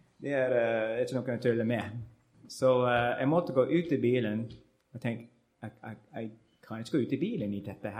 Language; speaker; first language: Norwegian; non-native, learner; English